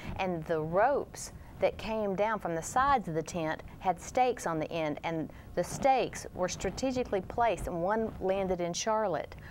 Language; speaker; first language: English; native; English